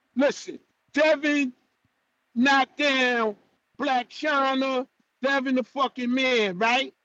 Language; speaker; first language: English; native; English